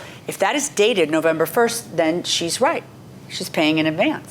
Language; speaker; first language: English; native; English